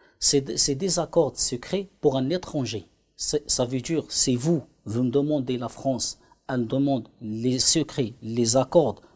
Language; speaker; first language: French; non-native, learner; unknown